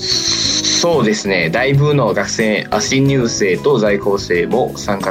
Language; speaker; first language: Japanese; non-native, fluent; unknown